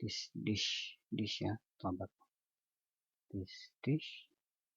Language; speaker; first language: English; non-native, fluent; Indonesian